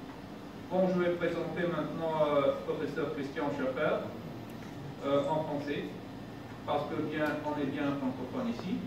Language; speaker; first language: French; non-native, fluent; Bulgarian